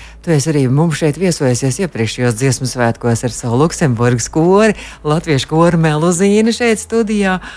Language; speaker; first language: Latvian; native; Latvian